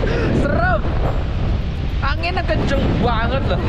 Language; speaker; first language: Indonesian; native; Indonesian